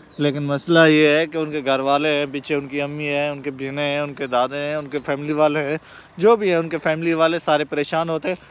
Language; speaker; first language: Urdu; non-native, local second language; Baluchi